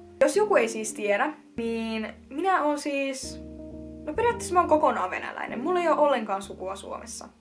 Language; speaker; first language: Finnish; early bilingual, other home language; Russian